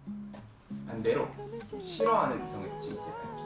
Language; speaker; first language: Korean; native; Korean